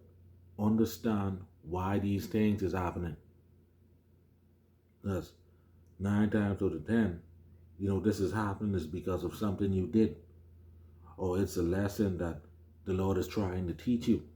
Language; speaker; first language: English; native; English